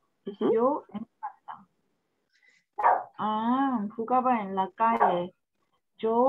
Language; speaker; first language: Spanish; non-native, learner; Korean